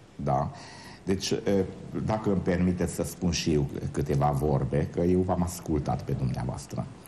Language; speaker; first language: Romanian; non-native, local second language; Hungarian